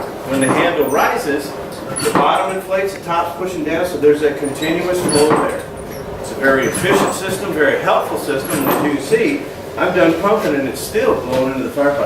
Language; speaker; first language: English; native; English